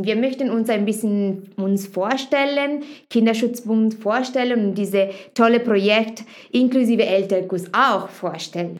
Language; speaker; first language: German; non-native, fluent; Italian